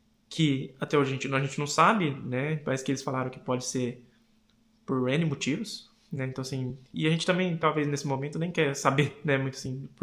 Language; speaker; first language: Portuguese; native; Portuguese